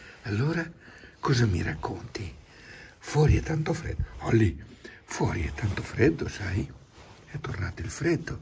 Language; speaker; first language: Italian; native; Italian